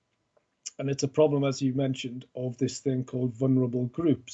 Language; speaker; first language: English; native; English